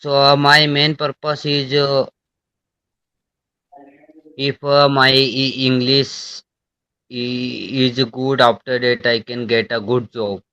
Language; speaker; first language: English; non-native, learner; Hindi